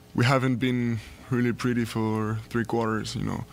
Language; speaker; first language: English; non-native, fluent; French